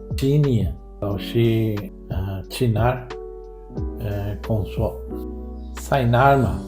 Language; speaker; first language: Chinese; non-native, learner; Portuguese